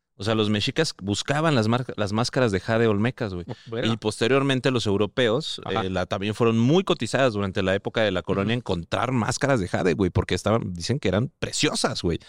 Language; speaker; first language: Spanish; native; Spanish